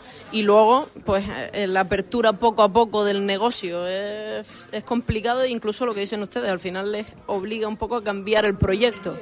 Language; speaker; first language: Spanish; native; Spanish